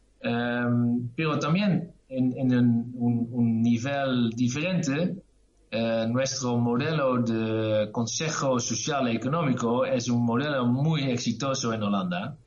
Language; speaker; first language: Spanish; non-native, learner; Dutch